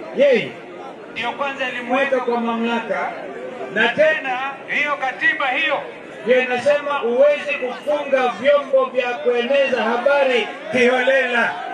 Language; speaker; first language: Swahili; non-native, local second language; Kikuyu